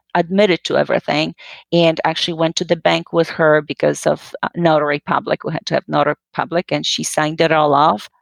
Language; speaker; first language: English; non-native, fluent; Polish